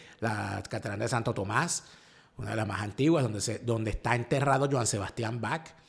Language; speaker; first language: Spanish; native; Spanish